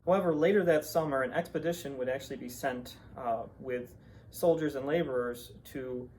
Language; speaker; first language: English; native; English